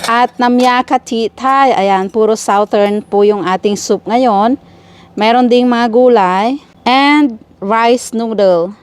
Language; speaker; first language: Filipino; non-native, local second language; Iloko